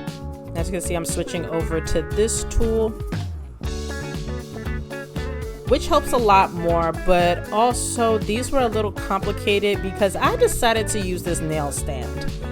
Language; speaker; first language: English; native; English